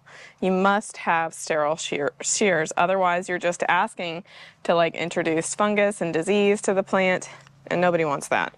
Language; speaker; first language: English; native; English